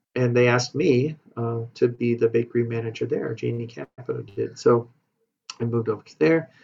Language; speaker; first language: English; native; English